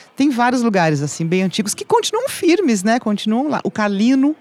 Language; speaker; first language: Portuguese; native; Portuguese